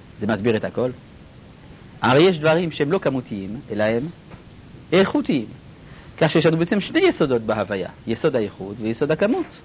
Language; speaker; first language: Hebrew; non-native, fluent; French